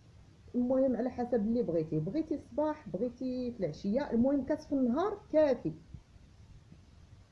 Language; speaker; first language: Arabic; native; Arabic